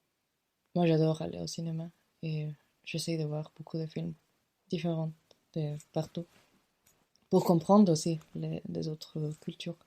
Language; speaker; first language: French; non-native, fluent; Spanish